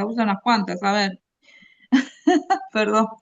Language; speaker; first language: Spanish; native; Spanish